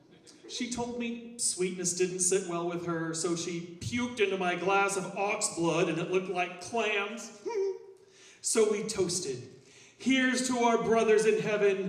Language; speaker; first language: English; native; English